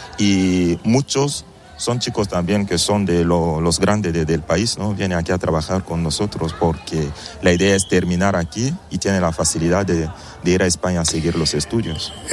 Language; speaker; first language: Spanish; non-native, fluent; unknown